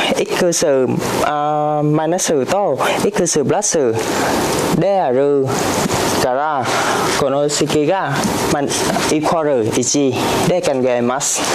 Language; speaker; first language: Japanese; non-native, learner; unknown